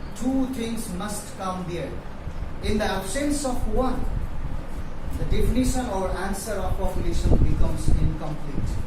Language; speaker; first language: English; non-native, local second language; Nepali